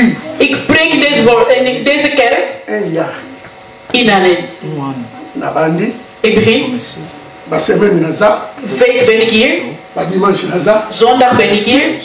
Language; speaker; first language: Dutch; non-native, learner; Lingala